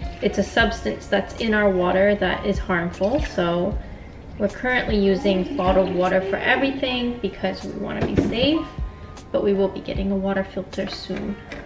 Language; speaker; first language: English; native; English